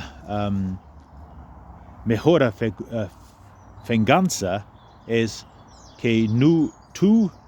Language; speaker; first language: Spanish; non-native, fluent; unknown